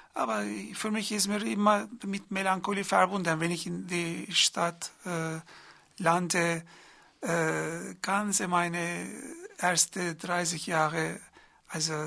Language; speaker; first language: German; non-native, learner; Turkish